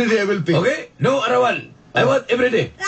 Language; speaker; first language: English; non-native, learner; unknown